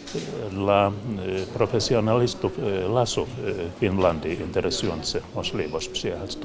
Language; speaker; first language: Polish; non-native, learner; Finnish